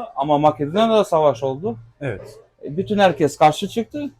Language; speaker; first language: Turkish; non-native, fluent; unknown